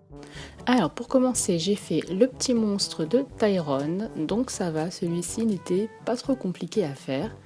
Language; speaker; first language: French; native; French